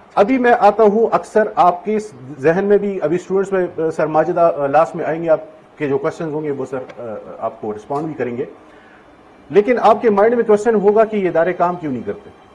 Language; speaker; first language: Urdu; non-native, local second language; Pashto